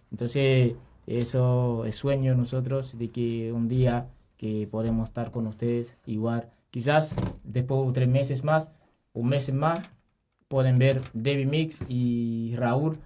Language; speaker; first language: Spanish; non-native, learner; Haitian Creole